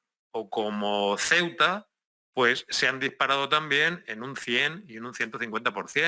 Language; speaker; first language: Spanish; native; Spanish